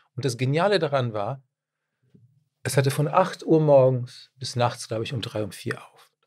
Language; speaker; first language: German; early bilingual, other home language; Czech